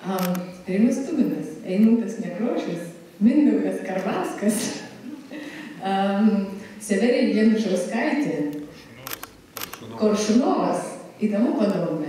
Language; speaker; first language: Russian; non-native, fluent; Lithuanian